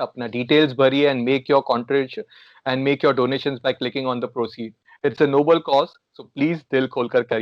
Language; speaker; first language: Hindi; native; Hindi